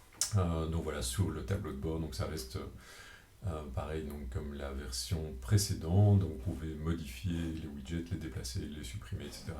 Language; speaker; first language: French; native; French